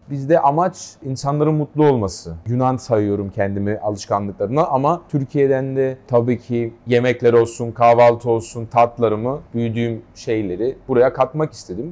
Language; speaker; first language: Turkish; early bilingual, heritage; Turkish